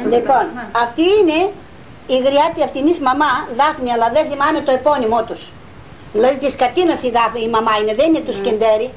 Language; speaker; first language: Greek; non-native, local second language; Bulgarian